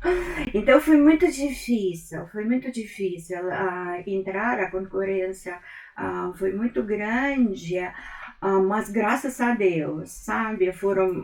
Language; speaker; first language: Portuguese; non-native, fluent; Russian